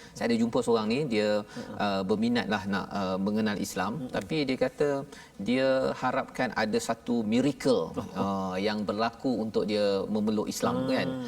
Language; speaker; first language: Malay; native; Malay